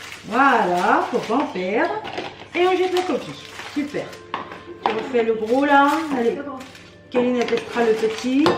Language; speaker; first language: French; native; French